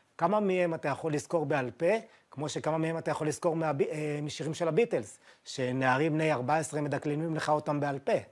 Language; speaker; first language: Hebrew; native; Hebrew